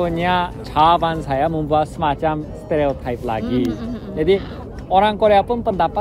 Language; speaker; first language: Indonesian; non-native, fluent; Korean